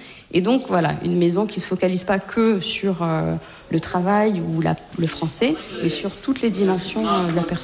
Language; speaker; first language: French; native; French